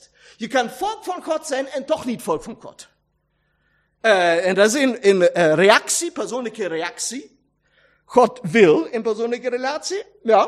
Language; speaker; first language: Dutch; non-native, learner; German